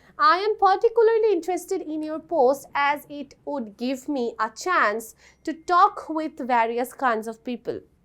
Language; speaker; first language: English; non-native, local second language; Bangla